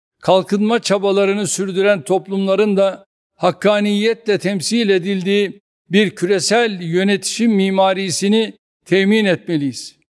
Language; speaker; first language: Turkish; native; Turkish